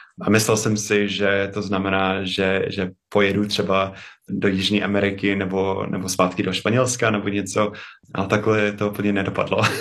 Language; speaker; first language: Czech; non-native, fluent; English